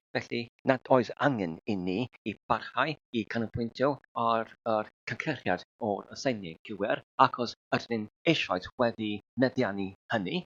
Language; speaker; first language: Welsh; non-native, learner; Filipino